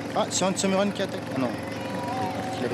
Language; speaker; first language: French; native; French